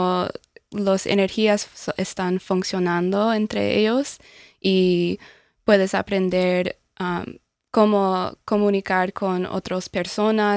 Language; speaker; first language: Spanish; non-native, learner; English